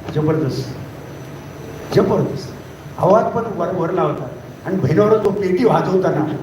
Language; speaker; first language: Marathi; non-native, local second language; Konkani